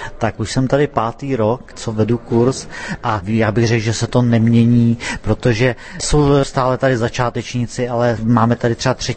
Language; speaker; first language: Czech; native; Czech